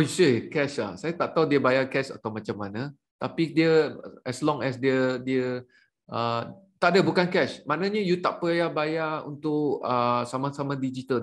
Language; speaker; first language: Malay; native; Malay